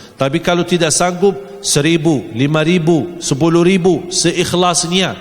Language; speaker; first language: Malay; non-native, fluent; Arabic